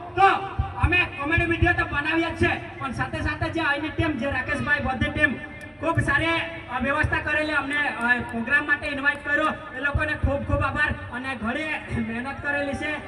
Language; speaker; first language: Gujarati; non-native, local second language; Kukna